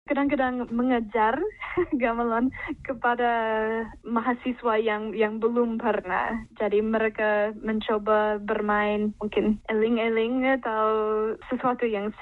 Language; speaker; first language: Indonesian; non-native, fluent; English